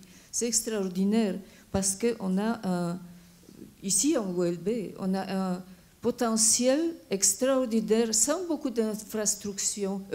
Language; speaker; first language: French; non-native, fluent; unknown